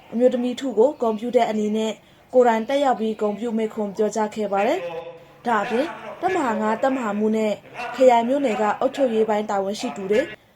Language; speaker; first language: Burmese; non-native, local second language; Shwe Palaung